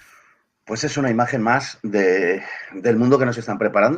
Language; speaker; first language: Spanish; native; Spanish